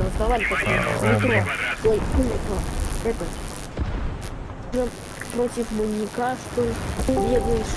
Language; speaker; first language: Russian; native; Russian